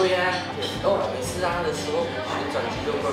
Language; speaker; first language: Chinese; native; Chinese